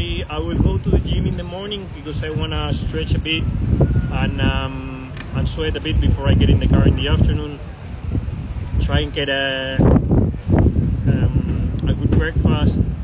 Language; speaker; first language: English; non-native, fluent; Spanish